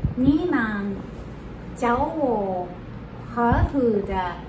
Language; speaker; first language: Chinese; non-native, learner; Japanese